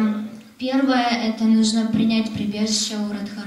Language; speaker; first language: Russian; native; Russian